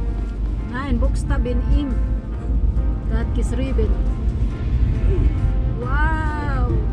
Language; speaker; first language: German; non-native, learner; Filipino